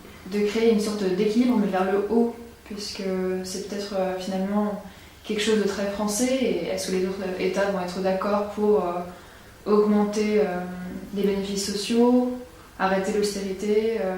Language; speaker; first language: French; native; French